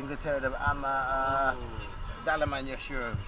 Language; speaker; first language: Turkish; non-native, learner; English